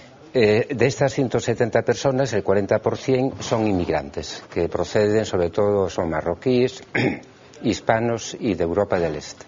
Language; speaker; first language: Spanish; native; Spanish